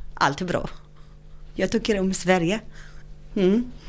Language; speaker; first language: Swedish; non-native, learner; Arabic